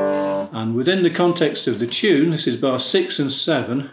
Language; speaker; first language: English; native; English